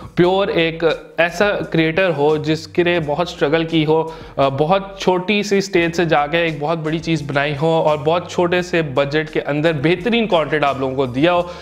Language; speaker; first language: Urdu; native; Urdu